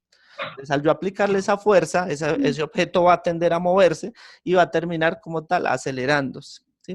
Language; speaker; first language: Spanish; native; Spanish